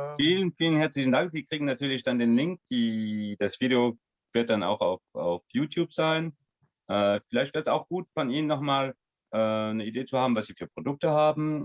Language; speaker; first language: German; non-native, fluent; French